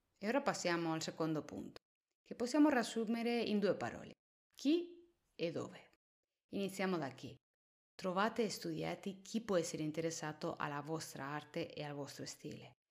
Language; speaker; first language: Italian; non-native, fluent; Spanish